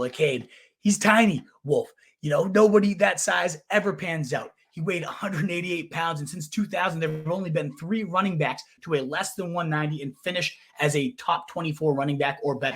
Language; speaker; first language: English; native; English